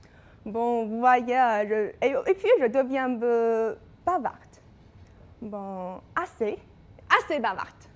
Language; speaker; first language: French; non-native, fluent; Chinese